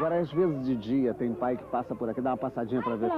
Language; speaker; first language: Portuguese; native; Portuguese